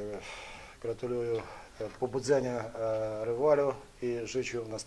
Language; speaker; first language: Polish; non-native, learner; Ukrainian